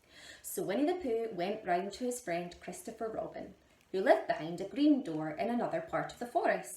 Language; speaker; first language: English; native; English